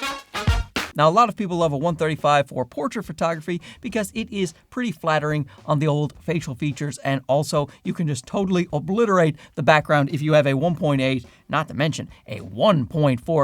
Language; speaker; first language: English; native; English